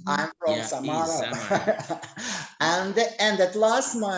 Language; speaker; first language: English; non-native, learner; Russian